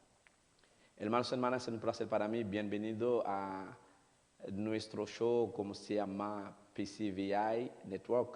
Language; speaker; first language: Spanish; non-native, learner; Haitian Creole